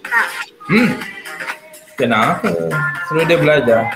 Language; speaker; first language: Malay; non-native, local second language; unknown